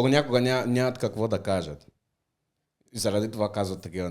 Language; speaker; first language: Bulgarian; non-native, fluent; Portuguese